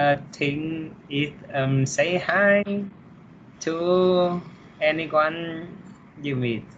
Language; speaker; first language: English; non-native, learner; Vietnamese